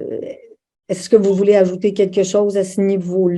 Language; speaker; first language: French; native; French